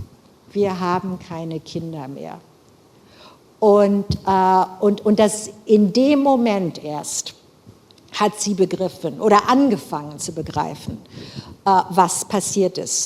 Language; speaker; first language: German; non-native, fluent; English